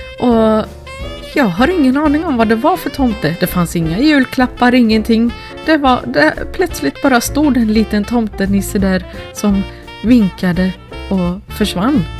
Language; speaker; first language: Swedish; early bilingual, other home language; Finnish